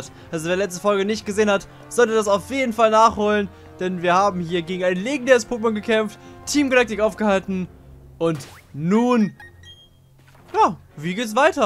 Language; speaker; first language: German; native; German